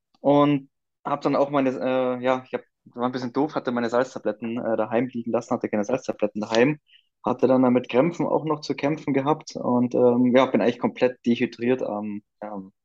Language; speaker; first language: German; native; German